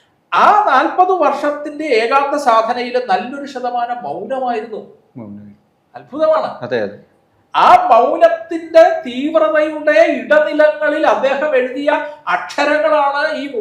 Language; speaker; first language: Malayalam; native; Malayalam